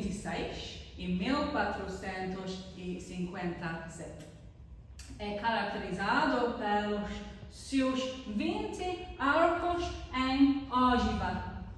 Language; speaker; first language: Portuguese; non-native, learner; English